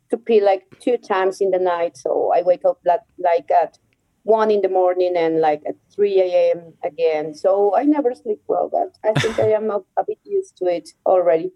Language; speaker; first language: English; non-native, fluent; Spanish